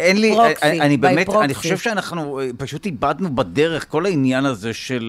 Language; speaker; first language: Hebrew; native; Hebrew